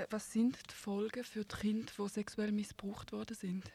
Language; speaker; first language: German; native; German